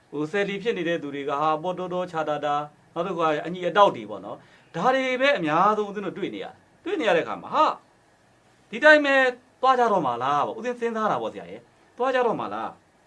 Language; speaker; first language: Burmese; native; Burmese